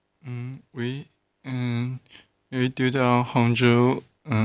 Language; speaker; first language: French; non-native, learner; Chinese